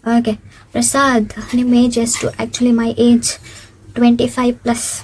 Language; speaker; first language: Kannada; native; Kannada